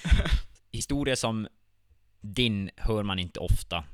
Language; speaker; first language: Swedish; native; Swedish